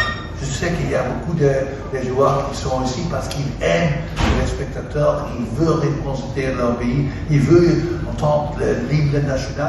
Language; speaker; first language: French; non-native, fluent; Dutch